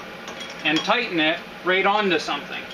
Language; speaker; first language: English; native; English